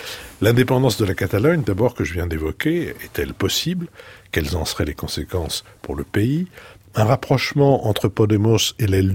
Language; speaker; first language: French; native; French